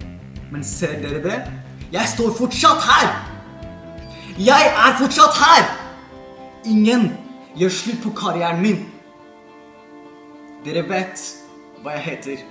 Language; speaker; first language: Norwegian; non-native, fluent; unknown